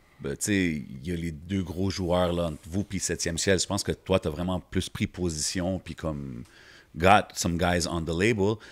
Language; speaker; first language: French; native; French